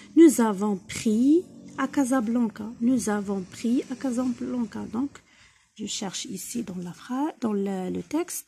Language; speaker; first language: French; non-native, local second language; Arabic